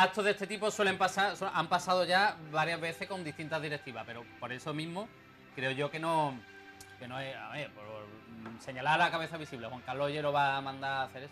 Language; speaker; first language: Spanish; native; Spanish